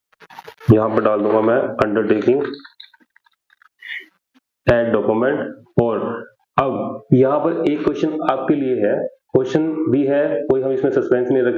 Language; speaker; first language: Hindi; native; Hindi